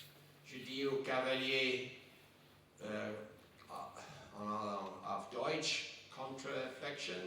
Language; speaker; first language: French; non-native, fluent; English